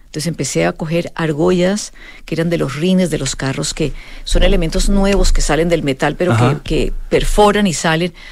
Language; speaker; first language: Spanish; native; Spanish